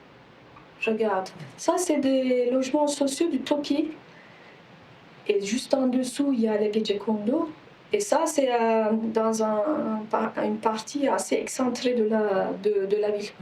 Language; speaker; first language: French; non-native, fluent; Turkish